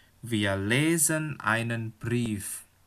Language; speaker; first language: German; non-native, fluent; Indonesian